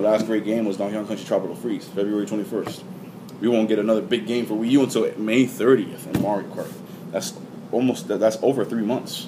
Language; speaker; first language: English; native; English